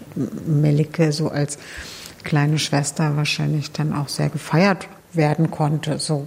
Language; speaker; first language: German; native; German